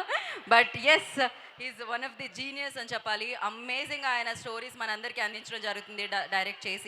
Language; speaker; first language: Telugu; native; Telugu